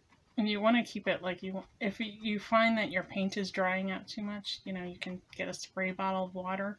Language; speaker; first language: English; native; English